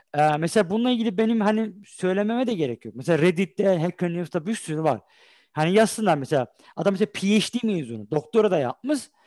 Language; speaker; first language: Turkish; early bilingual, heritage; Turkish